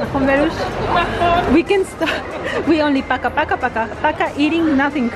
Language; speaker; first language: English; non-native, learner; Spanish